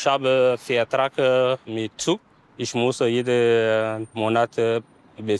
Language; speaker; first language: German; non-native, learner; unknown